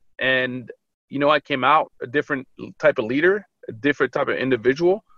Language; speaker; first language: English; early bilingual, other home language; French